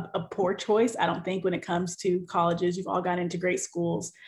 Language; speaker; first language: English; native; English